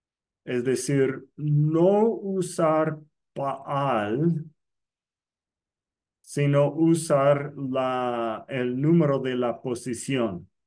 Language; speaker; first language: Spanish; non-native, fluent; English